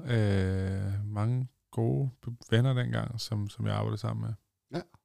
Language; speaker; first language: Danish; native; Danish